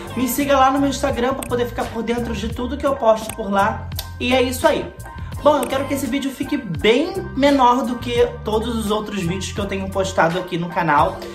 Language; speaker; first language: Portuguese; native; Portuguese